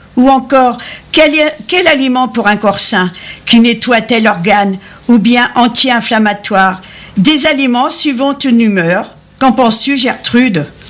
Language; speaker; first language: French; native; French